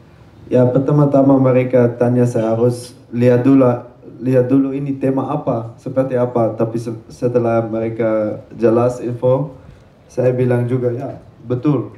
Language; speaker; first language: Indonesian; non-native, learner; Dutch